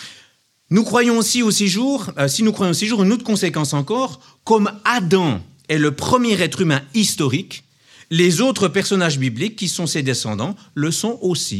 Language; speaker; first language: French; native; French